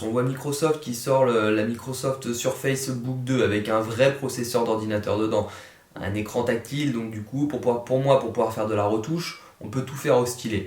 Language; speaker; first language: French; native; French